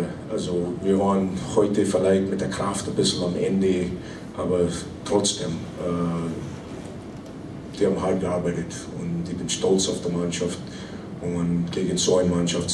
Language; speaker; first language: German; non-native, fluent; English